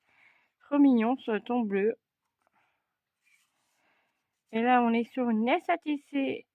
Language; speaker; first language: French; native; French